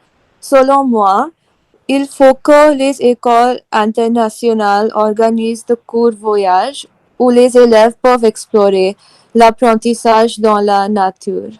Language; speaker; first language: French; non-native, learner; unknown